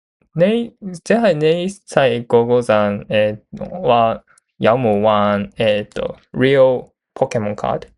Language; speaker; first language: Cantonese; non-native, learner; Japanese